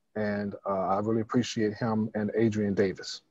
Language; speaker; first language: English; native; English